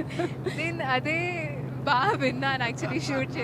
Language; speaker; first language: Telugu; non-native, fluent; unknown